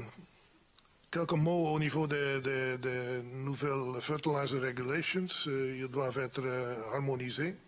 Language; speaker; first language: French; non-native, fluent; Dutch